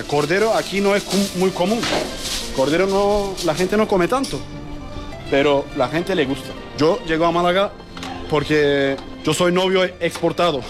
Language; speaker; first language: Spanish; non-native, learner; Turkish